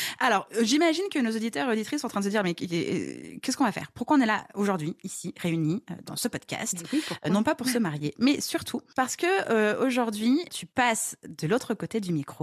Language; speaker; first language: French; native; French